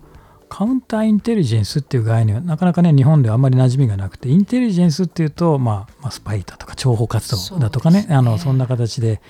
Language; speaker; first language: Japanese; native; Japanese